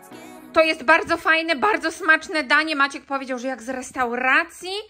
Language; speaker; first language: Polish; native; Polish